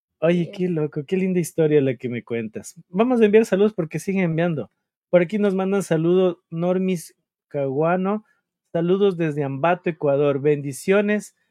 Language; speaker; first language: Spanish; native; Spanish